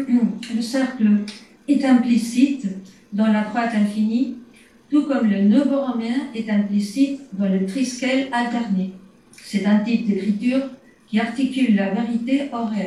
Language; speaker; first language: French; native; French